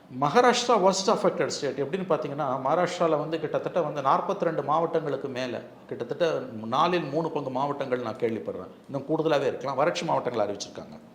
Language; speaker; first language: Tamil; native; Tamil